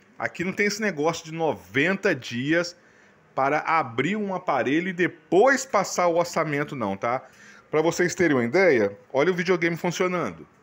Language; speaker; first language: Portuguese; native; Portuguese